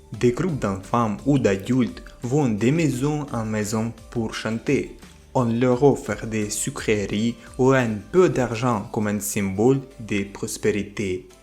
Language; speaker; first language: French; non-native, fluent; Ukrainian